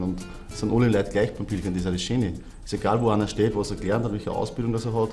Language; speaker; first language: German; native; German